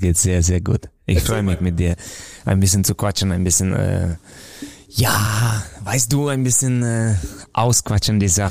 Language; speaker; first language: German; non-native, fluent; Romanian